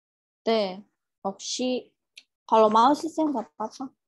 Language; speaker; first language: Korean; non-native, learner; Indonesian